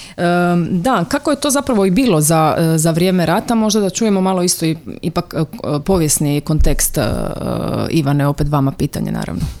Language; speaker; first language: Croatian; native; Croatian